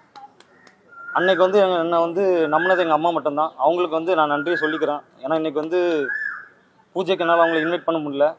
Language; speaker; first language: Tamil; native; Tamil